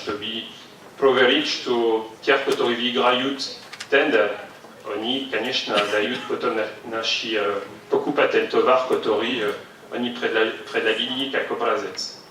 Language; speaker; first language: Russian; non-native, fluent; French